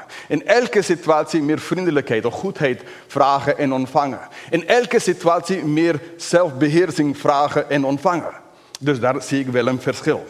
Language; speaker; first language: Dutch; non-native, fluent; English